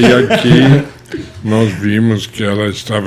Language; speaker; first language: Portuguese; non-native, fluent; German